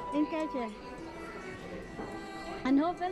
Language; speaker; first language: Dutch; non-native, learner; Filipino